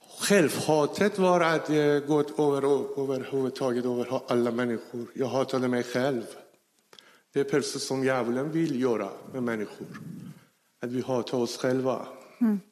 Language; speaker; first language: Swedish; non-native, fluent; Persian